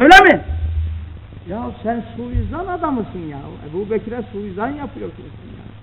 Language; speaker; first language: Turkish; native; Turkish